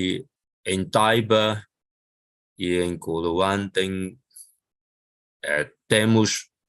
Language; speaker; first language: Portuguese; non-native, local second language; Chinese